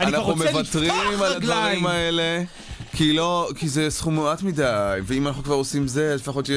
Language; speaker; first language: Hebrew; native; Hebrew